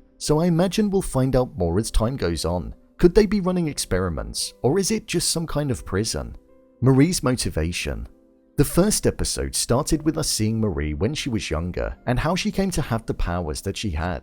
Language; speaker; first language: English; native; English